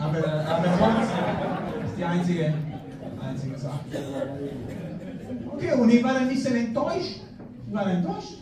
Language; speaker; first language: German; non-native, fluent; Spanish